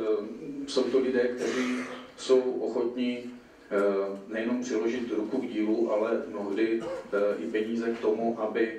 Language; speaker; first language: Czech; native; Czech